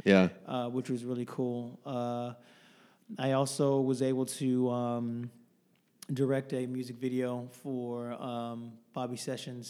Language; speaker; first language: English; native; English